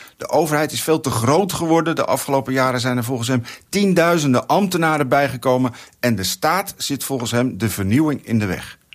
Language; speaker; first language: Dutch; native; Dutch